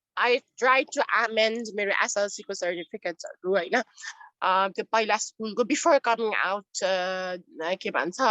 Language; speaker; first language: Nepali; non-native, local second language; Newari